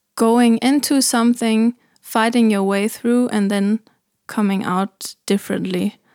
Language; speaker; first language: English; non-native, fluent; German